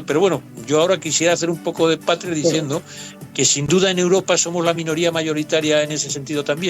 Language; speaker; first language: Spanish; native; Spanish